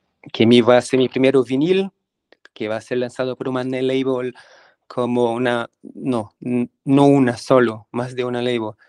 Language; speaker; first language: Spanish; non-native, fluent; Portuguese